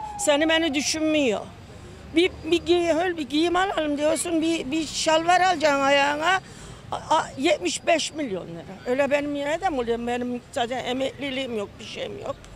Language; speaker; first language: Turkish; native; Turkish